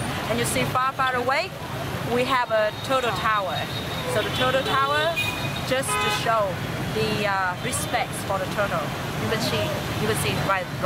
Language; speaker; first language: English; non-native, learner; Vietnamese